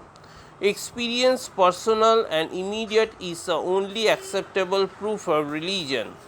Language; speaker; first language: English; non-native, local second language; Bangla